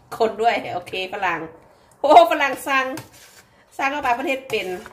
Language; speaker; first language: Thai; non-native, local second language; Lao